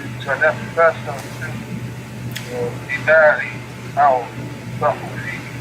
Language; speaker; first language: Arabic; non-native, learner; English